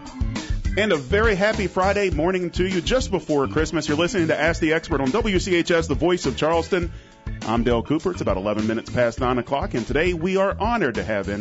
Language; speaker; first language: English; native; English